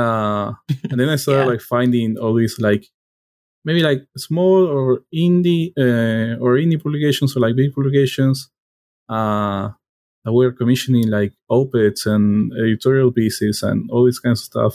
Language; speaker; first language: English; non-native, fluent; Spanish